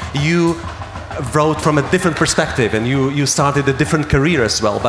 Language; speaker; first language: English; non-native, fluent; Slovak